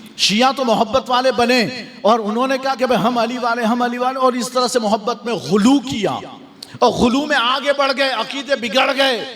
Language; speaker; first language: Urdu; native; Urdu